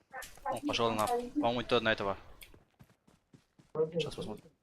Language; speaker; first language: Russian; non-native, local second language; Tajik